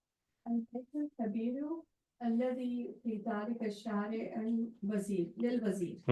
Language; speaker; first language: Arabic; non-native, learner; English